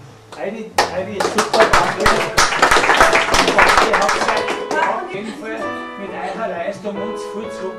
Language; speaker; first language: German; native; German